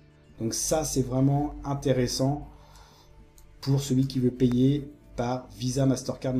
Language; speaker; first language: French; native; French